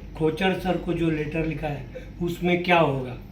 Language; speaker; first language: Hindi; non-native, local second language; Marathi